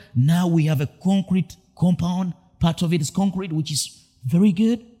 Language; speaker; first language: English; non-native, local second language; Ganda